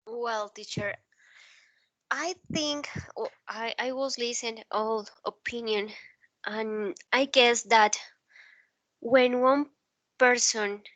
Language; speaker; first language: English; non-native, learner; Spanish